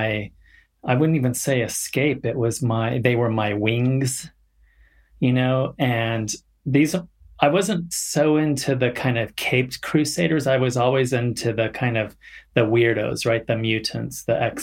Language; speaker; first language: English; native; English